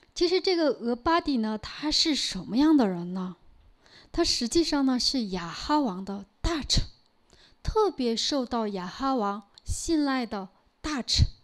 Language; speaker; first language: Chinese; non-native, local second language; Korean